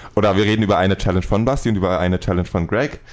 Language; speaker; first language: German; native; German